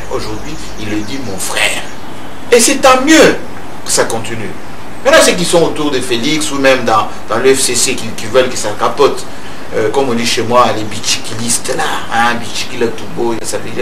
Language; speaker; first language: French; non-native, local second language; Luba-Lulua